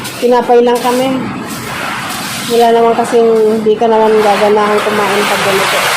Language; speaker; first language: Filipino; non-native, local second language; Bikol